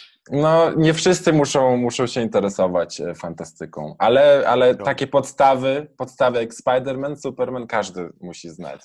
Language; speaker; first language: Polish; native; Polish